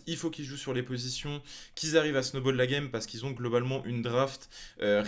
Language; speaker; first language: French; native; French